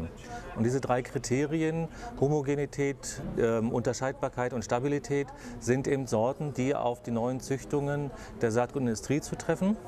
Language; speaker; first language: German; native; German